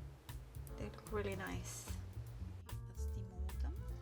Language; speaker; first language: English; native; English